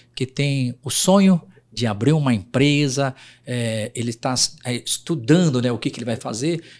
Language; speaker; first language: Portuguese; native; Portuguese